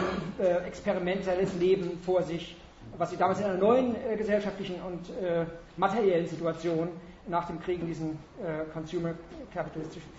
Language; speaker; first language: German; native; German